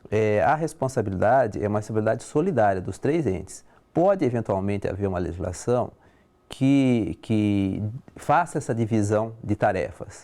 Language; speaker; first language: Portuguese; native; Portuguese